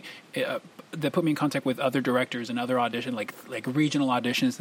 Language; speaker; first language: English; early bilingual, other home language; Spanish